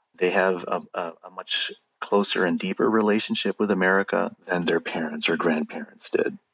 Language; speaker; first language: English; native; English